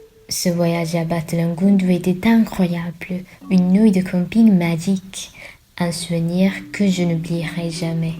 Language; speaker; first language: French; non-native, fluent; Sinhala